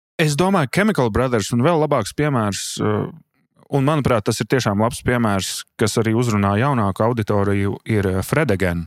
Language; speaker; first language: Latvian; native; Latvian